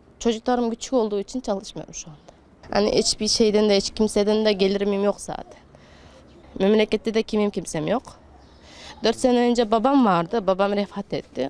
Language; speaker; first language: Turkish; non-native, fluent; Kyrgyz